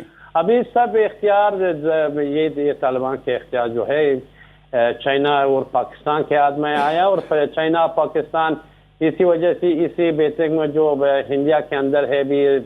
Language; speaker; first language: Hindi; non-native, learner; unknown